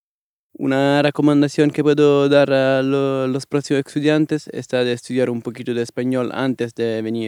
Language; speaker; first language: Spanish; non-native, fluent; Italian